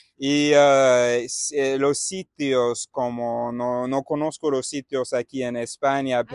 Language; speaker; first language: Spanish; non-native, learner; English